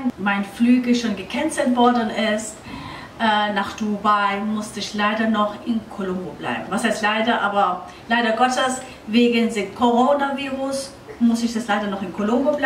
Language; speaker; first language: German; non-native, fluent; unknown